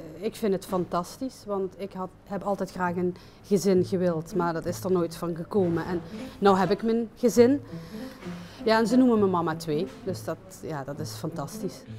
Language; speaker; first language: Dutch; native; Dutch